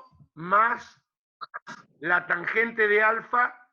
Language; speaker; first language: Spanish; native; Spanish